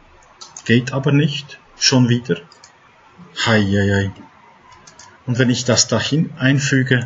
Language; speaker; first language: German; non-native, fluent; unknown